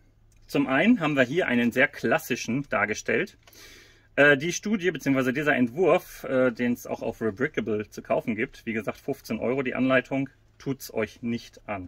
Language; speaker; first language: German; native; German